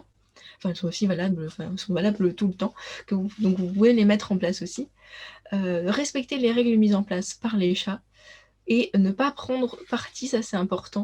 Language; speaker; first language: French; native; French